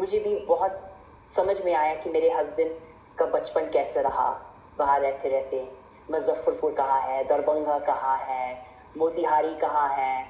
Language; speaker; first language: Hindi; non-native, fluent; English